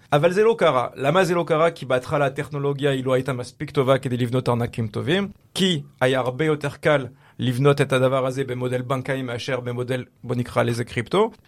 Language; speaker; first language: Hebrew; non-native, fluent; French